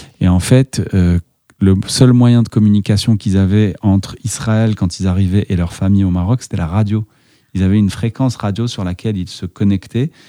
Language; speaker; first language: French; native; French